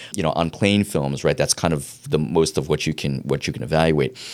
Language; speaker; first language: English; native; English